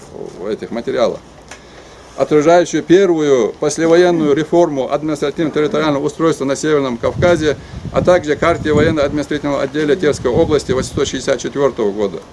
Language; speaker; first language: Russian; non-native, local second language; Ingush